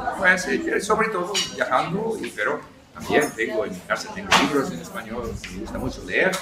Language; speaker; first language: Spanish; non-native, fluent; English